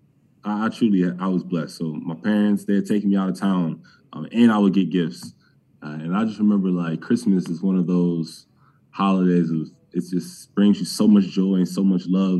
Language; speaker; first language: English; native; English